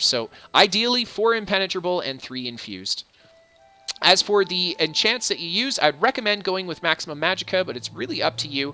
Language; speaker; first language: English; native; English